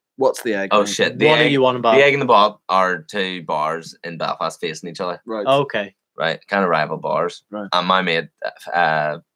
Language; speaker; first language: English; native; English